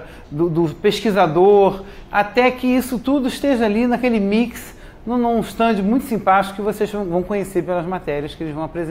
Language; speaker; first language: Portuguese; native; Portuguese